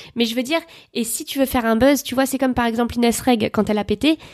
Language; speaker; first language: French; native; French